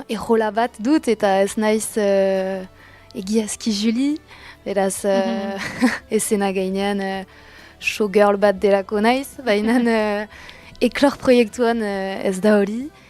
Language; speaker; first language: Basque; non-native, local second language; French